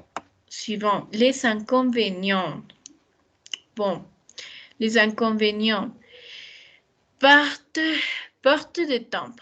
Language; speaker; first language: French; non-native, learner; Spanish